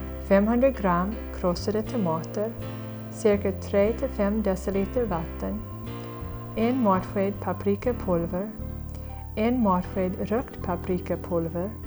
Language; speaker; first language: Swedish; non-native, fluent; English